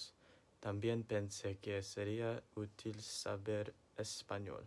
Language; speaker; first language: Spanish; non-native, learner; English